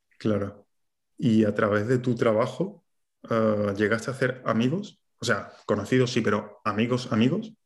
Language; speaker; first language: Spanish; native; Spanish